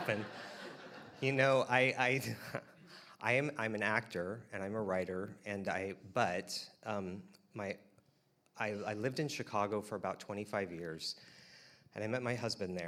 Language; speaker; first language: English; native; English